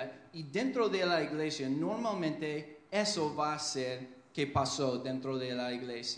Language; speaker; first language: Spanish; non-native, fluent; English